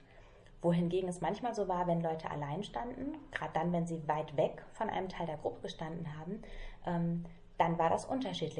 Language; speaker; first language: German; native; German